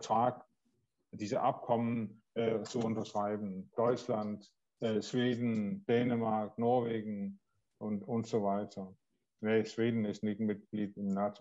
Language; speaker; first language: German; non-native, learner; Danish